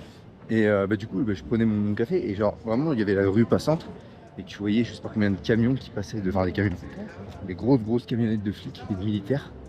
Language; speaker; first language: French; native; French